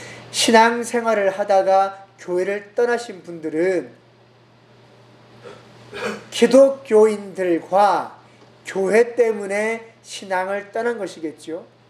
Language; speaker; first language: Korean; native; Korean